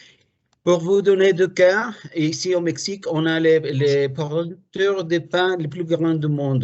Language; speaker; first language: French; non-native, fluent; Spanish